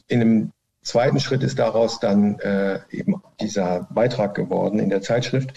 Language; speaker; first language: German; native; German